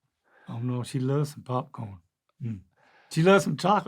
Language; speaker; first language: English; native; English